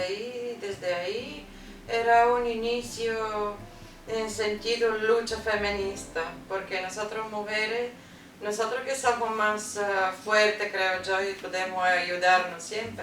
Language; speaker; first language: Spanish; non-native, learner; Bulgarian